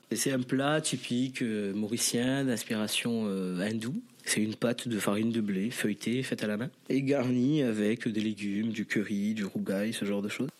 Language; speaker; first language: French; non-native, local second language; Morisyen